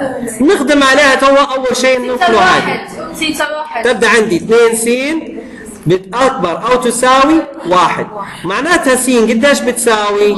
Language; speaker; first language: Arabic; native; Arabic